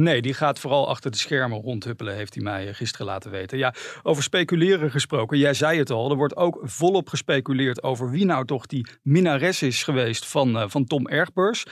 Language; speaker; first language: Dutch; native; Dutch